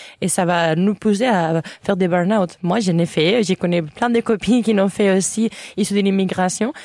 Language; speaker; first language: French; non-native, fluent; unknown